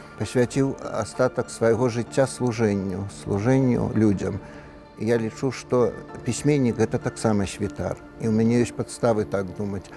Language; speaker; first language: Belarusian; native; Belarusian